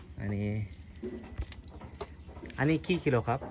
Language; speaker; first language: Thai; non-native, learner; Turkish